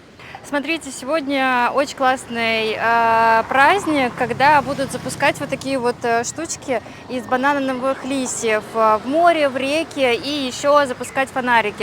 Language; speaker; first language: Russian; native; Russian